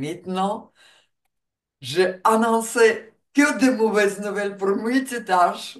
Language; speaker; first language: French; non-native, fluent; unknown